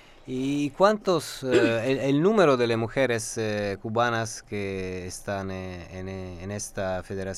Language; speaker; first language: Spanish; non-native, learner; Italian